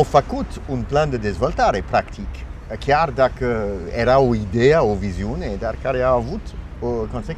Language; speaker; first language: Romanian; non-native, fluent; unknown